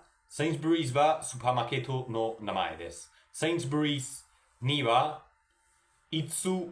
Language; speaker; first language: Japanese; non-native, learner; Spanish